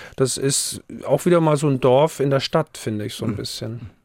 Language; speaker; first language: German; native; German